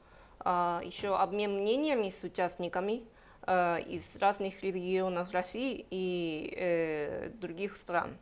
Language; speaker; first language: Russian; non-native, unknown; Japanese